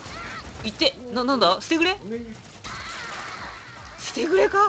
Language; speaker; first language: Japanese; native; Japanese